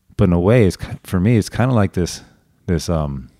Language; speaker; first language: English; native; English